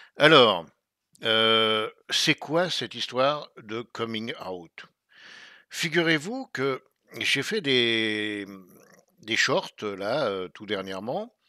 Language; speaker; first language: French; native; French